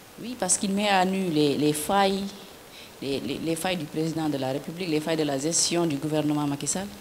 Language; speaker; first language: French; non-native, local second language; Wolof